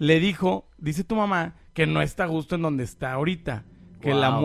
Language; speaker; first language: Spanish; native; Spanish